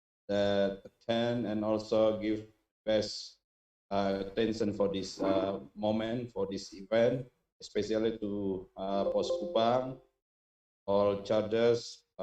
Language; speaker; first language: English; non-native, learner; Indonesian